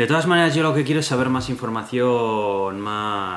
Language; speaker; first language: Spanish; native; Spanish